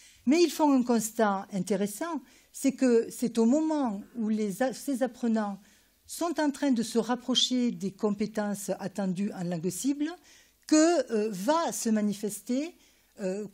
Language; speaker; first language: French; native; French